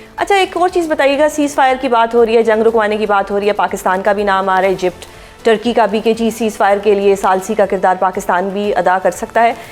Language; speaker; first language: Urdu; native; Urdu